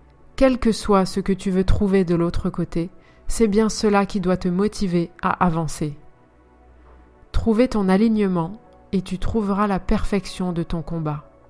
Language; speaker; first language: French; native; French